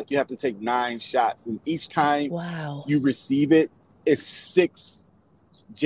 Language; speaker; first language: English; native; English